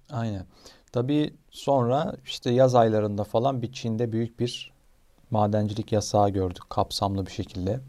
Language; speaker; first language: Turkish; native; Turkish